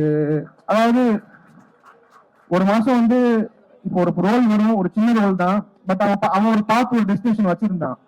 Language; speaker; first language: Tamil; native; Tamil